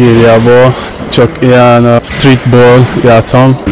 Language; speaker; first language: Hungarian; non-native, learner; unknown